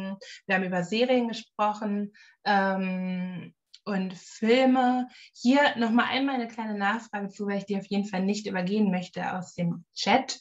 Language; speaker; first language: German; native; German